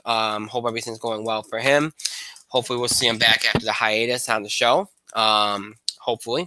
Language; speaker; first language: English; native; English